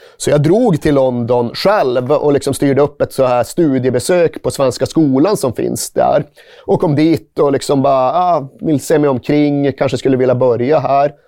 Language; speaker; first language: Swedish; native; Swedish